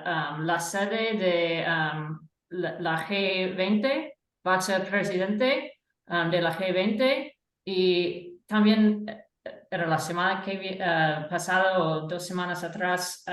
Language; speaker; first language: Spanish; non-native, fluent; English